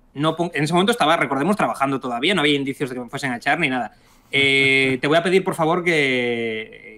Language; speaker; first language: Spanish; native; Spanish